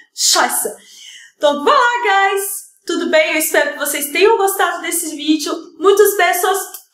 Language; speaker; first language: French; non-native, fluent; Portuguese